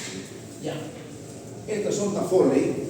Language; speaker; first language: Spanish; native; Spanish